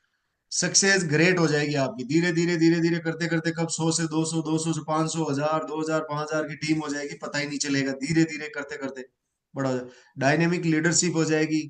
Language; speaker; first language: Hindi; native; Hindi